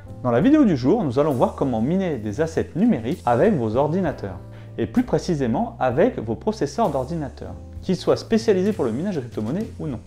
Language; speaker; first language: French; native; French